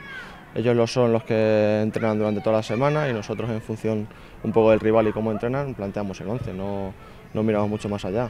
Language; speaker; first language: Spanish; native; Spanish